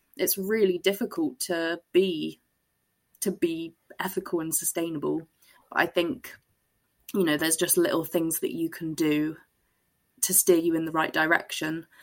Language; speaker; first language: English; native; English